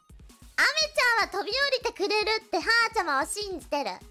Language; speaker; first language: Japanese; native; Japanese